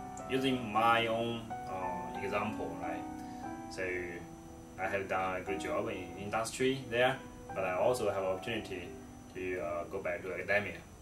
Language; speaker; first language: English; non-native, fluent; Chinese